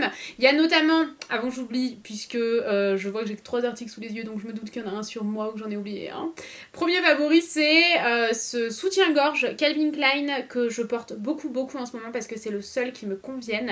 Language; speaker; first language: French; native; French